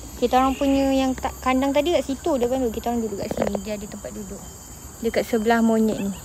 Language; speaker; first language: Malay; native; Malay